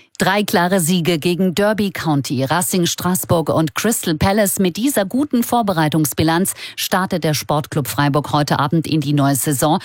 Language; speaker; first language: German; native; German